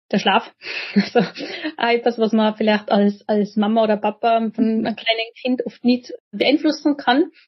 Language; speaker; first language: German; native; German